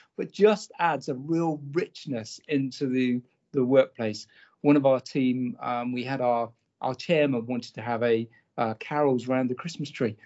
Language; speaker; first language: English; native; English